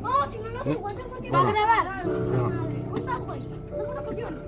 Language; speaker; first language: Spanish; native; Spanish